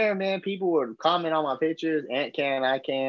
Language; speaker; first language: English; native; English